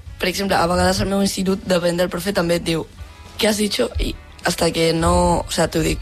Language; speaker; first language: Catalan; non-native, local second language; Spanish